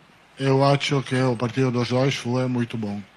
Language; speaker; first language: Portuguese; non-native, learner; Italian